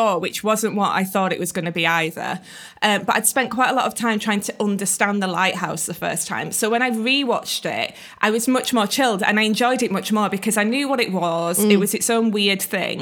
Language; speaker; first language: English; native; English